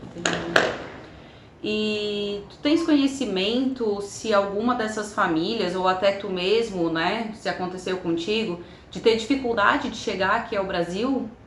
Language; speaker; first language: Portuguese; native; Portuguese